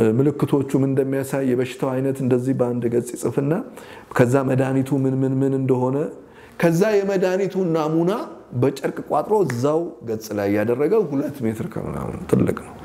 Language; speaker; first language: Amharic; native; Amharic